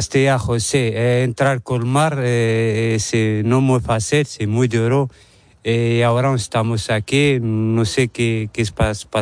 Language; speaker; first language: Spanish; non-native, learner; Arabic